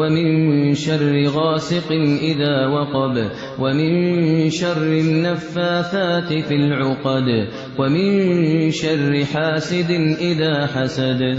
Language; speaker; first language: Arabic; native; Arabic